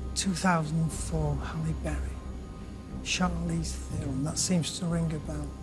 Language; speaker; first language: English; native; English